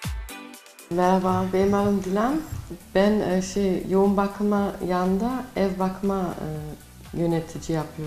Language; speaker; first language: Turkish; early bilingual, heritage; Turkish